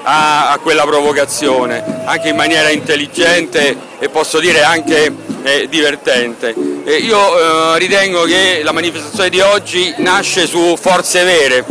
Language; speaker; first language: Italian; native; Italian